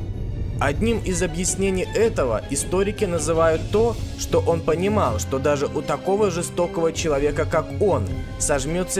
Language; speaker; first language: Russian; native; Russian